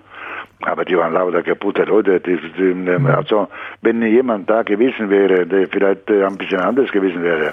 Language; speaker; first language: German; non-native, fluent; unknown